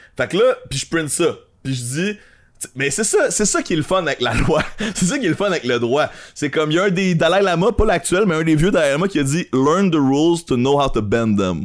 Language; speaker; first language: French; native; French